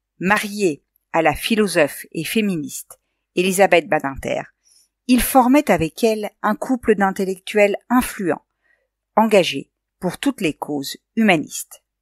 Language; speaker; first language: French; native; French